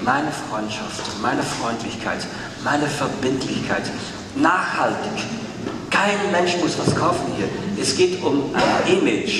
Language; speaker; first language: German; non-native, fluent; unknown